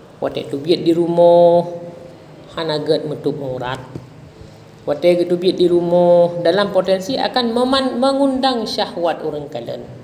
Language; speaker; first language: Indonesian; non-native, local second language; Achinese